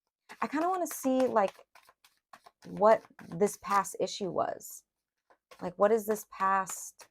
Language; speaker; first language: English; native; English